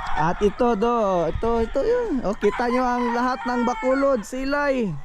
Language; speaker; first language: Filipino; native; Filipino